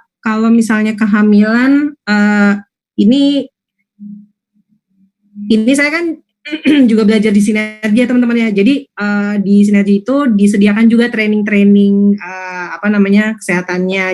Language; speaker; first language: Indonesian; native; Indonesian